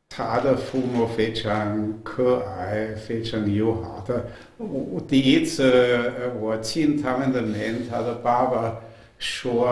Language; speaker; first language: Chinese; non-native, fluent; German